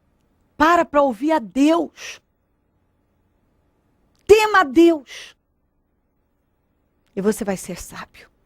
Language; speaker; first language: Portuguese; native; Portuguese